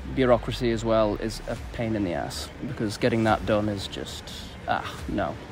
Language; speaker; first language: English; native; English